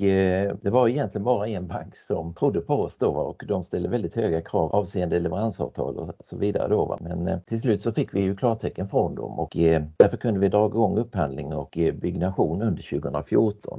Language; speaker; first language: Swedish; native; Swedish